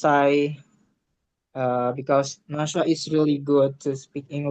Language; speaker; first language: English; non-native, learner; Indonesian